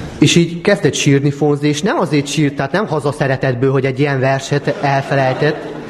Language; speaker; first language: Hungarian; native; Hungarian